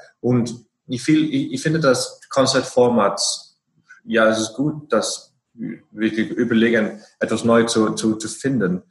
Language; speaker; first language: German; non-native, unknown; Icelandic